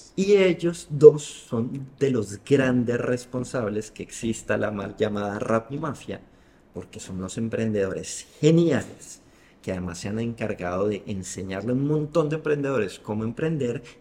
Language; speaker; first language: Spanish; native; Spanish